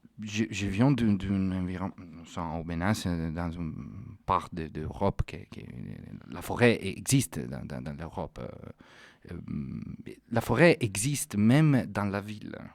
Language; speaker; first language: French; non-native, fluent; Italian